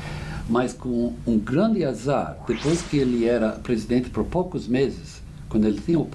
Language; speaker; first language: Portuguese; non-native, fluent; English